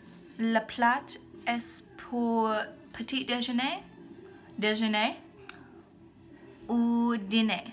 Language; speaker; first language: French; non-native, learner; English